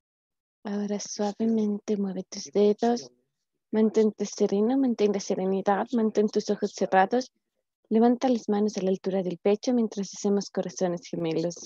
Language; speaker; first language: Spanish; native; Spanish